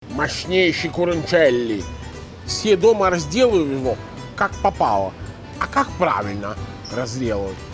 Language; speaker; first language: Russian; non-native, fluent; Italian